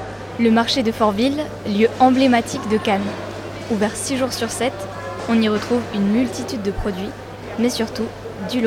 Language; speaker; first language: French; native; French